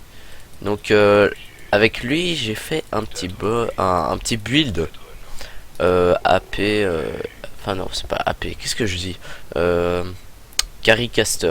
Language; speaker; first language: French; native; French